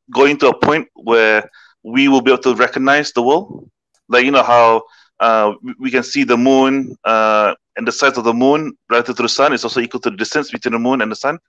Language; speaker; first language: English; non-native, local second language; Malay